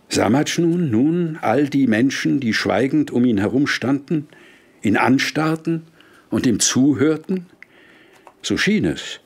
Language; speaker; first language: German; native; German